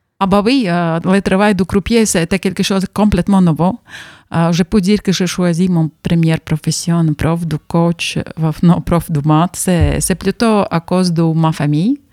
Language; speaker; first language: French; non-native, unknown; Latvian